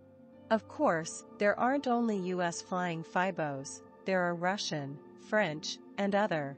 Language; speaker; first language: English; non-native, fluent; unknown